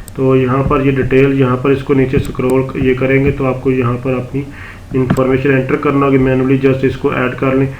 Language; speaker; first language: Urdu; non-native, local second language; Punjabi